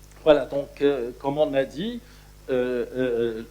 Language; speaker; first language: French; non-native, local second language; Arabic